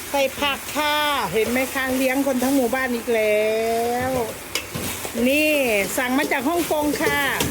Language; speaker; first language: Thai; native; Thai